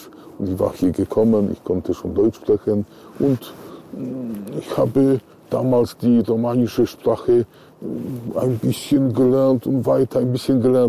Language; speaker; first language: German; non-native, fluent; Polish